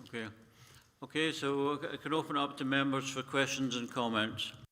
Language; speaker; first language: English; native; English